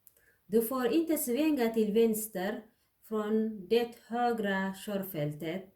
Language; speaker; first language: Swedish; non-native, learner; Tigrinya